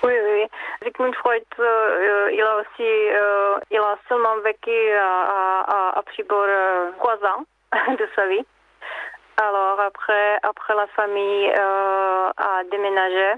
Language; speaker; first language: French; non-native, learner; Czech